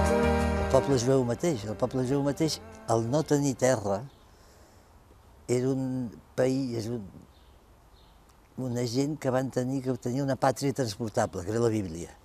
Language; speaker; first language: Catalan; native; Catalan